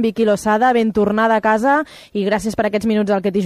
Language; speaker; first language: Catalan; native; Catalan